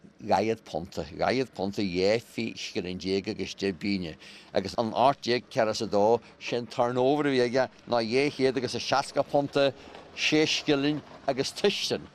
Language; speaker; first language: Irish; native; Irish